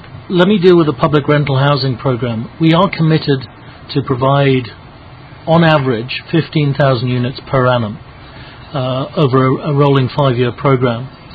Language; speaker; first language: English; native; English